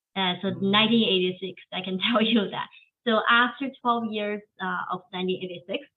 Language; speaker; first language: English; non-native, fluent; Chinese